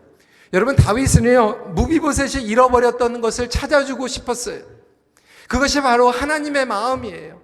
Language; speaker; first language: Korean; native; Korean